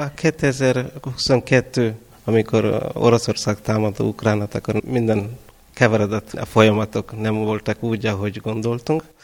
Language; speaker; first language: Hungarian; non-native, fluent; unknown